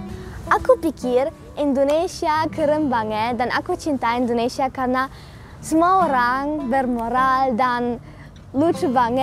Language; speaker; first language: Indonesian; non-native, learner; German